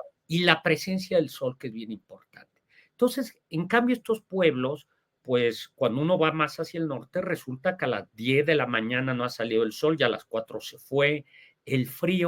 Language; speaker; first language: Spanish; native; Spanish